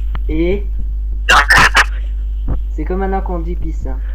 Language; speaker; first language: French; native; French